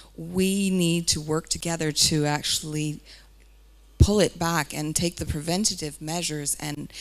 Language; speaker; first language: English; native; English